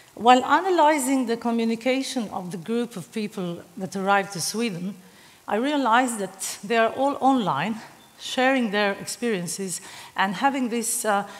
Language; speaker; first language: English; non-native, fluent; Serbian